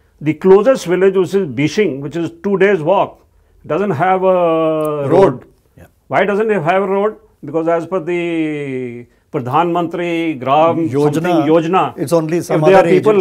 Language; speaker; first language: English; non-native, local second language; Hindi